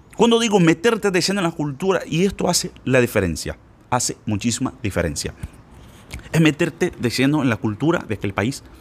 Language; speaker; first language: Spanish; non-native, fluent; Portuguese